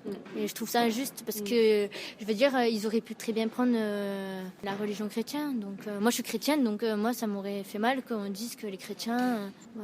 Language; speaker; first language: French; native; French